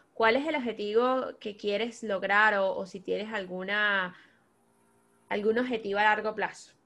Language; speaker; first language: Spanish; native; Spanish